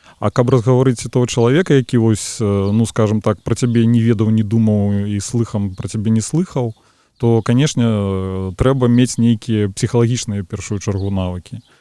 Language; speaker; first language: Belarusian; native; Belarusian